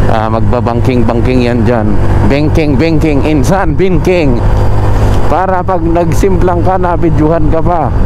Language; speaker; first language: Filipino; non-native, local second language; Bikol